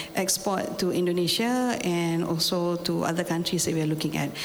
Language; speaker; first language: English; non-native, local second language; Malay